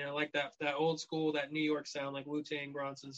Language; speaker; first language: English; native; English